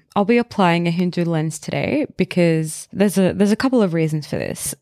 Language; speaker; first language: English; early bilingual, other home language; Hindi